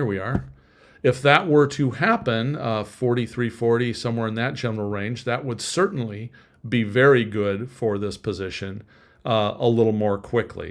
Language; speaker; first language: English; native; English